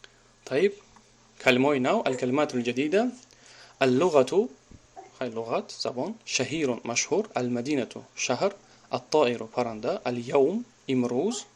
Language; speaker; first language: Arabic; non-native, fluent; Tajik